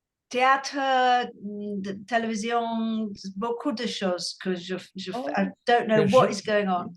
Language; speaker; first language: French; non-native, learner; English